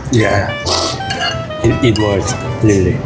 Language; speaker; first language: English; non-native, learner; Korean